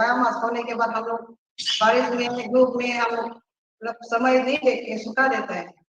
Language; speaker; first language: Hindi; non-native, local second language; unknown